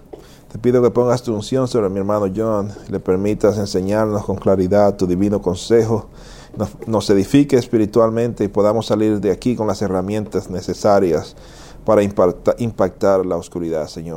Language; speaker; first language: Spanish; native; Spanish